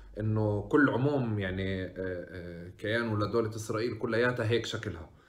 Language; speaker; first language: Arabic; native; Arabic